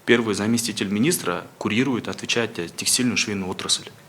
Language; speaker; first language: Russian; non-native, local second language; Kyrgyz